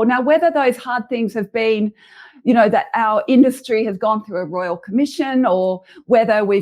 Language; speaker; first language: English; native; English